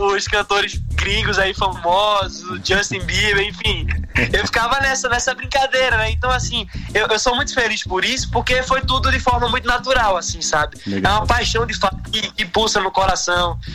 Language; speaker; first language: Portuguese; native; Portuguese